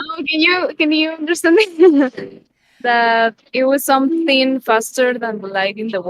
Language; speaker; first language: English; non-native, learner; Spanish